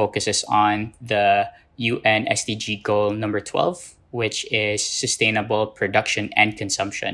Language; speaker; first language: English; non-native, local second language; Filipino